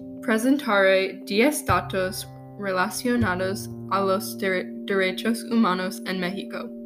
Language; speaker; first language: Spanish; non-native, learner; English